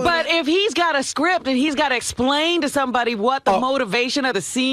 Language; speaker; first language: English; native; English